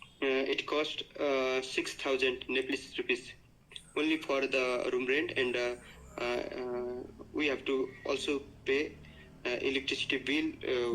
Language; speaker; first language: English; non-native, learner; Nepali